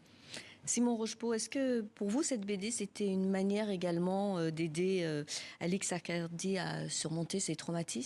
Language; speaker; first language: French; native; French